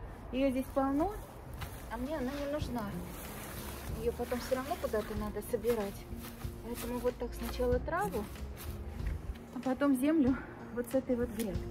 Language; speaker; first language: Russian; native; Russian